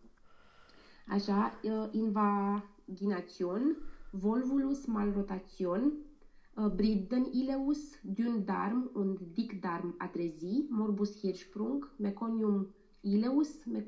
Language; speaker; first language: German; non-native, learner; Romanian